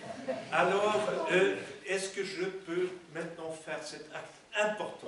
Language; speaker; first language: French; non-native, fluent; Swedish